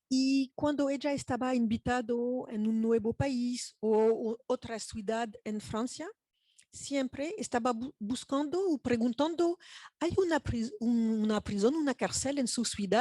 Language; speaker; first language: Spanish; non-native, fluent; French